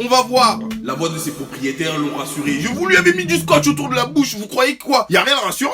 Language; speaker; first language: French; native; French